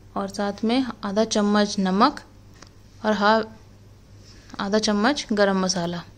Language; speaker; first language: Hindi; native; Hindi